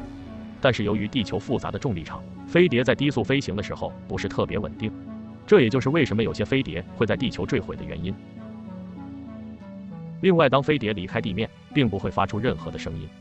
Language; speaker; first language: Chinese; native; Chinese